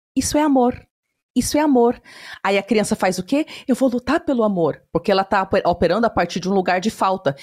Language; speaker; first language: Portuguese; early bilingual, heritage; Portuguese